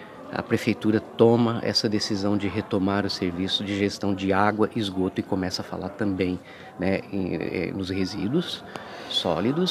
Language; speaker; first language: Portuguese; native; Portuguese